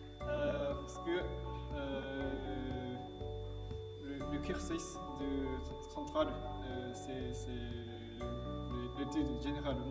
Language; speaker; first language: French; non-native, learner; Japanese